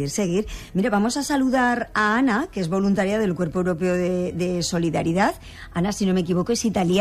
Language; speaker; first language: Spanish; native; Spanish